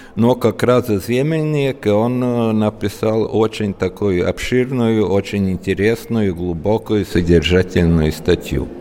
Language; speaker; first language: Russian; non-native, local second language; Latvian